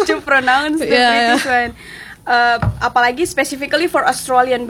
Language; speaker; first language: English; non-native, fluent; Indonesian